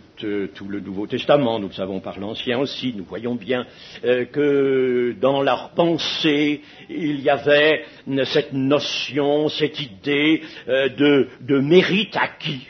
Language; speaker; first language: French; native; French